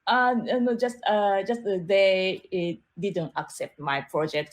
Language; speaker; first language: English; non-native, learner; Japanese